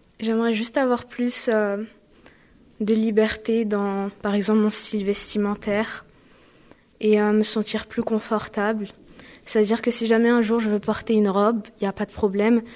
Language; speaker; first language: French; non-native, fluent; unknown